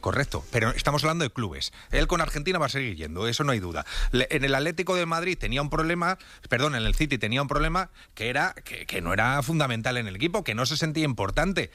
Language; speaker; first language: Spanish; native; Spanish